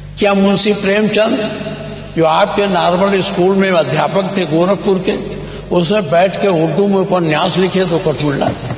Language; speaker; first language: Hindi; native; Hindi